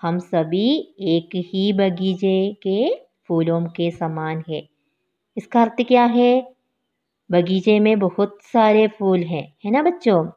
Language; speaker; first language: Hindi; non-native, local second language; Malayalam